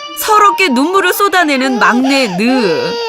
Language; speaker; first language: Korean; native; Korean